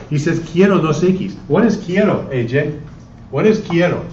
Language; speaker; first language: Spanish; non-native, fluent; English